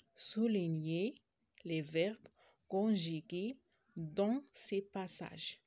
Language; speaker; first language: French; non-native, local second language; Arabic